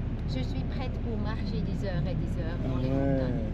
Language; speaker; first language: French; non-native, local second language; German